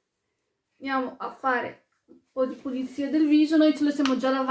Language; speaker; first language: Italian; early bilingual, other home language; Arabic